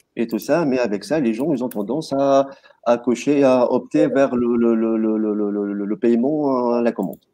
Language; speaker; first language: French; non-native, local second language; Arabic